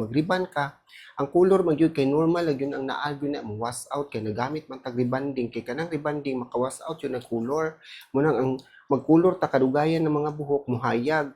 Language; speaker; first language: Cebuano; native; Cebuano